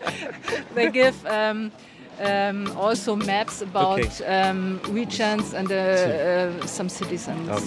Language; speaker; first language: English; non-native, fluent; German